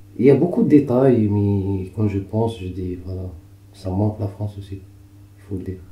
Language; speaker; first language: French; non-native, local second language; Arabic